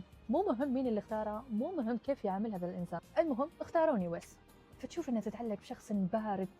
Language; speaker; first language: Arabic; native; Arabic